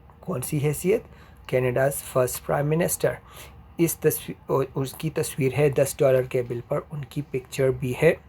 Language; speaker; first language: Urdu; native; Urdu